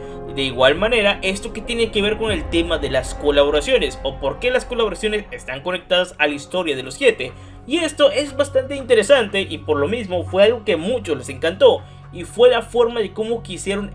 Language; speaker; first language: Spanish; native; Spanish